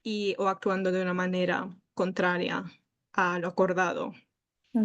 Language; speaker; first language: Spanish; native; Spanish